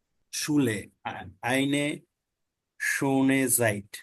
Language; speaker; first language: German; non-native, learner; Bangla